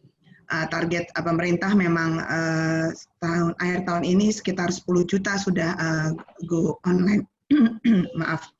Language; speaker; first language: Indonesian; native; Indonesian